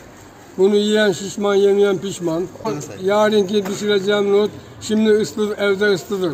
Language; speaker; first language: Turkish; native; Turkish